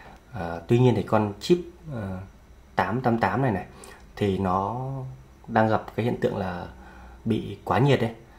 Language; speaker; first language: Vietnamese; native; Vietnamese